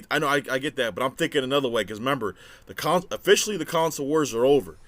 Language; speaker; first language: English; native; English